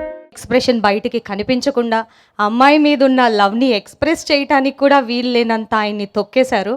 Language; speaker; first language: Telugu; native; Telugu